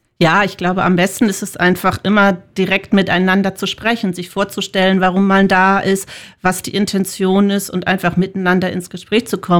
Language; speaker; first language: German; native; German